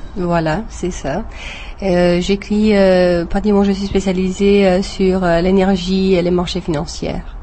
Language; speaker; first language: French; non-native, fluent; Romanian